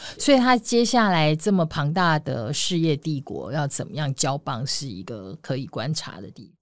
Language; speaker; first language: Chinese; native; Chinese